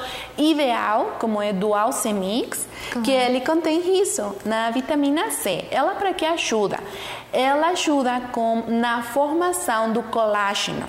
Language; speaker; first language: Portuguese; non-native, learner; Spanish